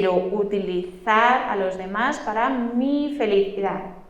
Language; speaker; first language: Spanish; native; Spanish